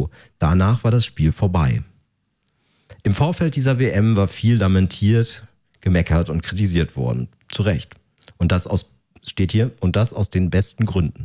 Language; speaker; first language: German; native; German